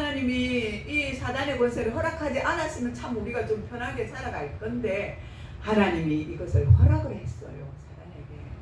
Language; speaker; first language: Korean; native; Korean